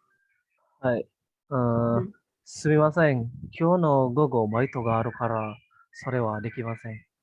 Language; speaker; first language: Japanese; non-native, learner; Indonesian